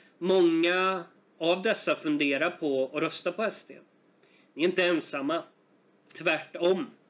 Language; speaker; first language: Swedish; native; Swedish